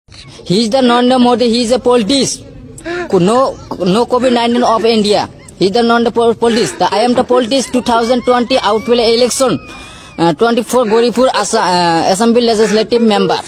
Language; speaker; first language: English; non-native, learner; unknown